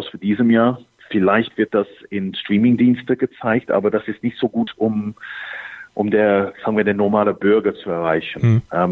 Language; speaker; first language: German; non-native, fluent; English